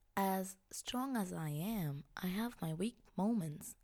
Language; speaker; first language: English; non-native, local second language; Swahili